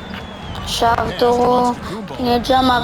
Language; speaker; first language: Hebrew; native; Hebrew